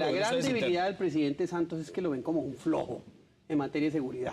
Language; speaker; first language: Spanish; native; Spanish